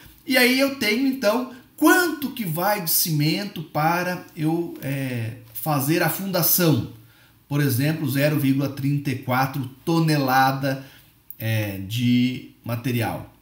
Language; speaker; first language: Portuguese; native; Portuguese